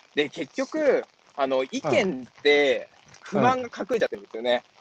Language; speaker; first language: Japanese; native; Japanese